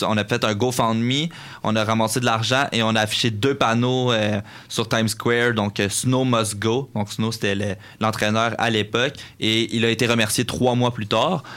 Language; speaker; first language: French; native; French